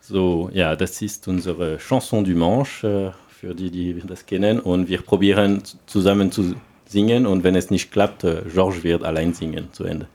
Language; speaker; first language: German; non-native, learner; French